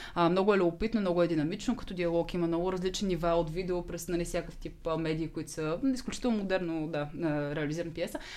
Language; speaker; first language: Bulgarian; native; Bulgarian